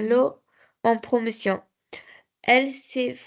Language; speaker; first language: French; non-native, learner; Arabic